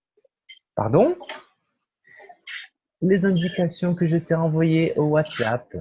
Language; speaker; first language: French; non-native, fluent; Portuguese